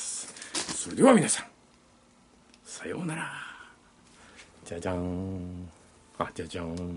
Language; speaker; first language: Japanese; native; Japanese